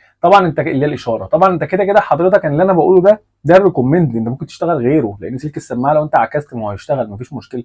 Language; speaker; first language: Arabic; native; Arabic